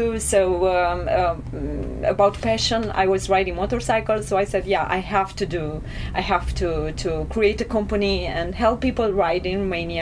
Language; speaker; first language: English; non-native, fluent; Romanian